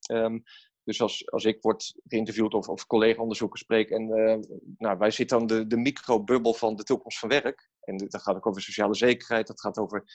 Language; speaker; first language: Dutch; native; Dutch